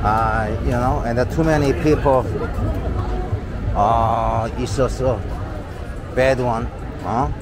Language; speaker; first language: English; non-native, learner; Korean